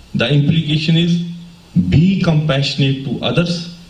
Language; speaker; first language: English; non-native, local second language; Punjabi